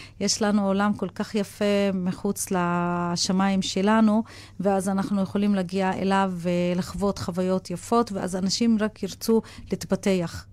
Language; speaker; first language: Hebrew; non-native, local second language; Arabic